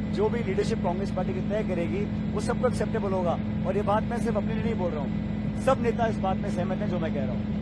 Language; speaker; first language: Hindi; native; Hindi